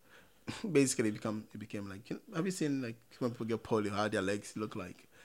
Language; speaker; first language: English; non-native, local second language; Akan